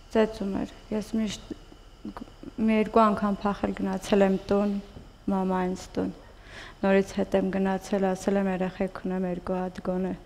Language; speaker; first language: Armenian; native; Armenian